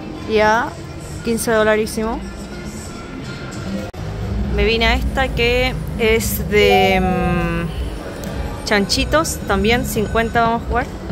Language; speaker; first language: Spanish; native; Spanish